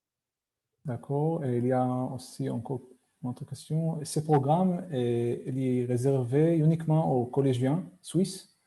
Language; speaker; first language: French; non-native, fluent; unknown